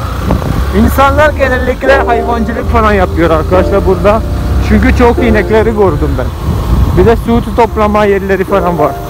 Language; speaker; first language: Turkish; non-native, fluent; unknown